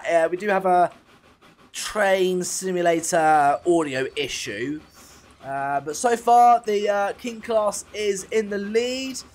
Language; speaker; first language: English; native; English